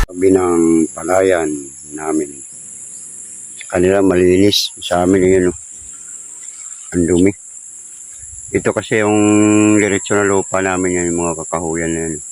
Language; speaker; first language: Filipino; non-native, local second language; Waray